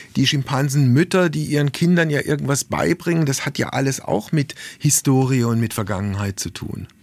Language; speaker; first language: German; native; German